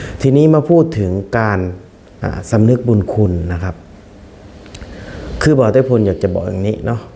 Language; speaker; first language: Thai; non-native, fluent; Khmer